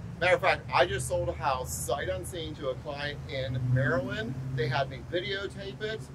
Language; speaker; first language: English; native; English